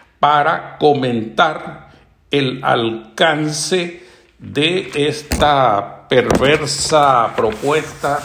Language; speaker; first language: Spanish; native; Spanish